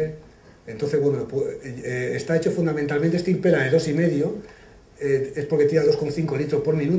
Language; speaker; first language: Spanish; native; Spanish